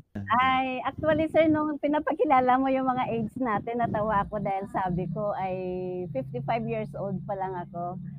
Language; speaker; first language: Filipino; native; Filipino